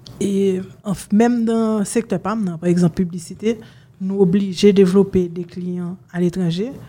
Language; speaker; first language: French; non-native, local second language; Haitian Creole